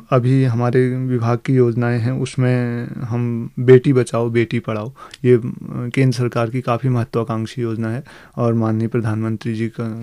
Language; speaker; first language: Hindi; native; Hindi